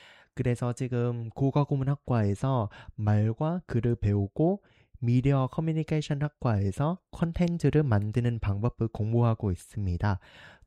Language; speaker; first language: Korean; non-native, fluent; Vietnamese